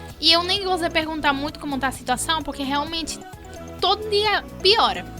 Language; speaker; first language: Portuguese; non-native, fluent; Spanish